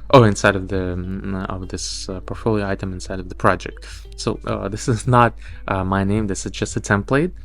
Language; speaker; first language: English; non-native, fluent; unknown